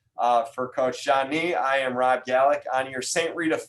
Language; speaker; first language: English; native; English